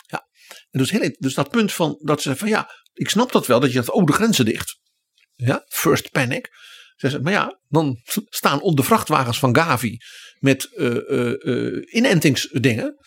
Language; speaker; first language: Dutch; native; Dutch